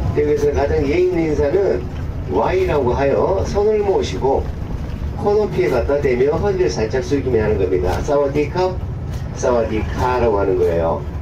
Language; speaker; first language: Korean; native; Korean